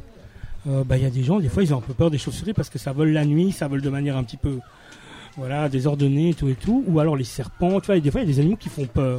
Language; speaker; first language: French; native; French